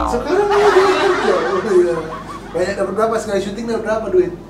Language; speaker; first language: Indonesian; native; Indonesian